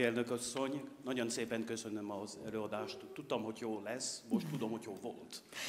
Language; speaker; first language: Hungarian; non-native, fluent; French